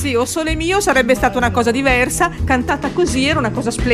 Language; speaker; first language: Italian; native; Italian